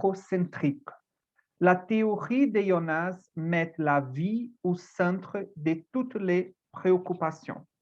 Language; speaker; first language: French; non-native, fluent; Portuguese